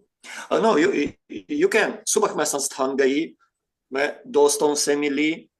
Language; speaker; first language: Hindi; non-native, fluent; Ukrainian